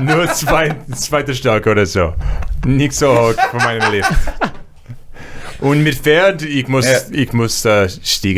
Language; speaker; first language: German; non-native, learner; English